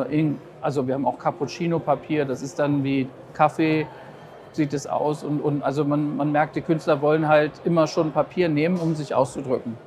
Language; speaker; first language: German; native; German